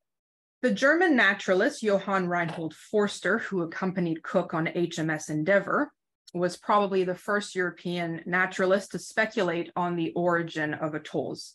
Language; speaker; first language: English; native; English